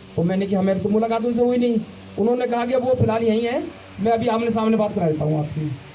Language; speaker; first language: Hindi; native; Hindi